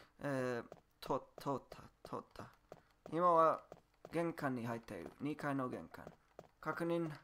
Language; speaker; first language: Japanese; non-native, learner; English